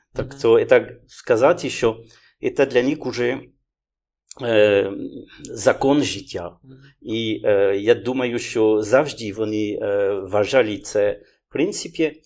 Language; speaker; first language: Ukrainian; non-native, learner; French